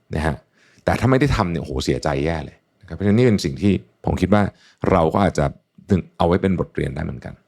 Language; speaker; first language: Thai; native; Thai